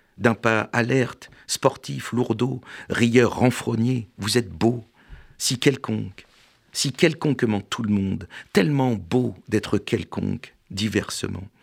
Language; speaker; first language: French; native; French